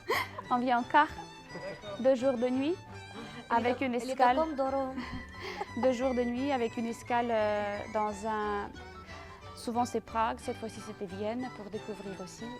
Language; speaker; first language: French; non-native, local second language; Ukrainian